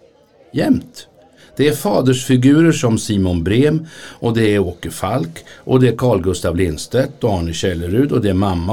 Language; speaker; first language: Swedish; native; Swedish